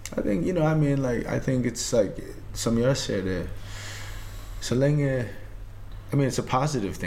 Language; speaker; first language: English; early bilingual, other home language; Krio